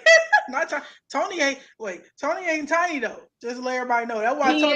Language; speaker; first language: English; native; English